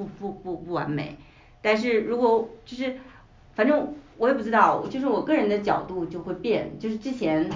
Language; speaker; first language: Chinese; native; Chinese